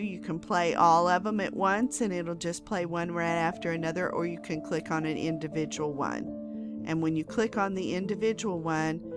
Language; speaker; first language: English; native; English